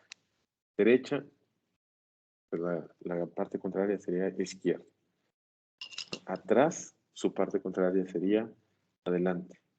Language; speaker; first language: Spanish; native; Spanish